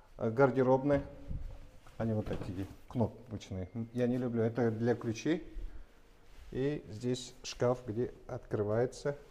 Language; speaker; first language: Russian; non-native, local second language; Kazakh